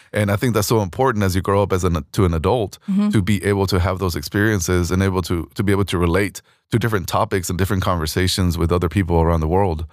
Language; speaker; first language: English; early bilingual, other home language; Spanish